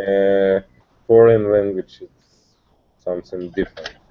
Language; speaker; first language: English; non-native, learner; Russian